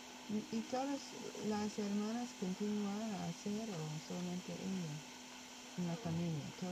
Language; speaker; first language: Spanish; non-native, learner; English